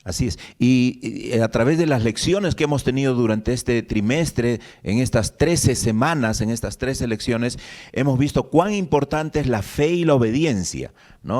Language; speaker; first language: Spanish; native; Spanish